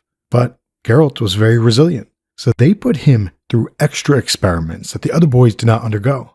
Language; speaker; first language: English; native; English